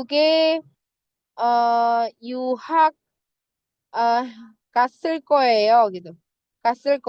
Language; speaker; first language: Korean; non-native, fluent; Indonesian